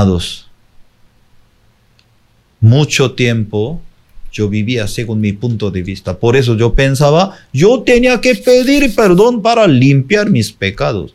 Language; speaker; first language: Spanish; non-native, fluent; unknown